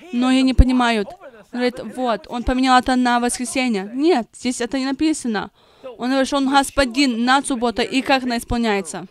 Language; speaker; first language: Russian; non-native, fluent; English